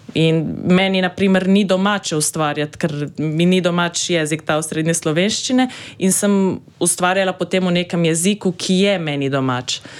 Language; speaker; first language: Slovenian; native; Slovenian